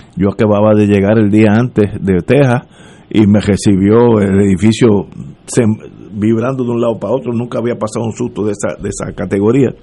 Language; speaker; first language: Spanish; early bilingual, heritage; Spanish